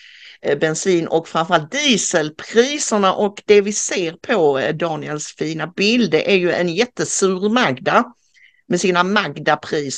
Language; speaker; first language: Swedish; native; Swedish